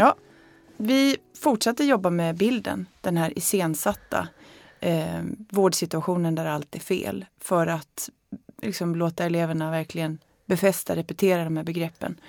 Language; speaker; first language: Swedish; native; Swedish